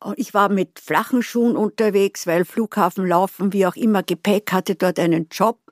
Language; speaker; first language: German; native; German